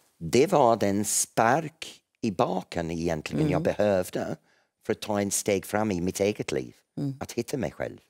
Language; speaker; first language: Swedish; non-native, fluent; English